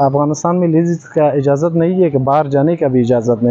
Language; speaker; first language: Hindi; non-native, learner; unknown